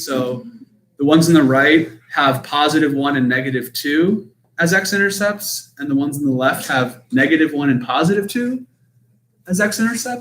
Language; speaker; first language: English; native; English